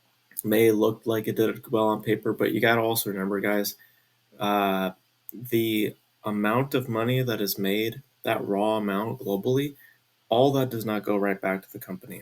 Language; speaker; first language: English; native; English